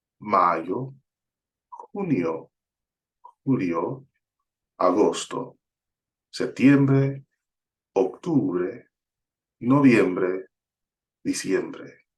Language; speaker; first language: Spanish; non-native, fluent; English